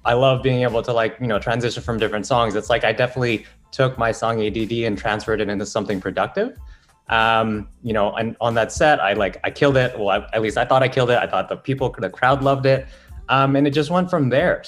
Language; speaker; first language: English; non-native, local second language; Filipino